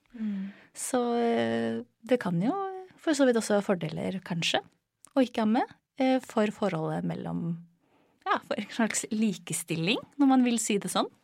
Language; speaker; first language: Norwegian; non-native, fluent; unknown